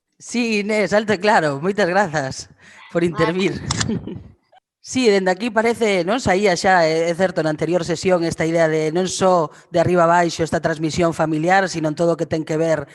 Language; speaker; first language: Galician; non-native, local second language; Spanish